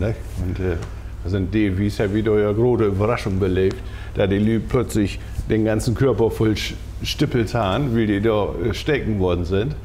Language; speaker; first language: German; native; German